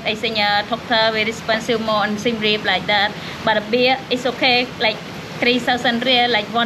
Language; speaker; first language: English; non-native, learner; Khmer